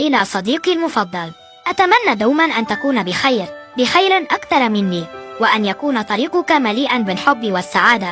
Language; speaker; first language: Arabic; native; Arabic